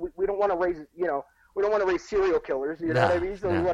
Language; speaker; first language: English; native; English